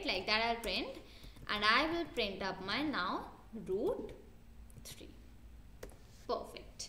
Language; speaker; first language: English; non-native, local second language; Hindi